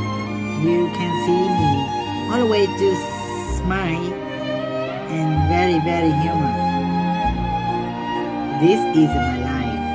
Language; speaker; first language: English; non-native, learner; Vietnamese